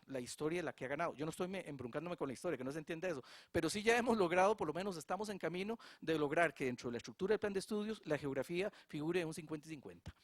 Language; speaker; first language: Spanish; native; Spanish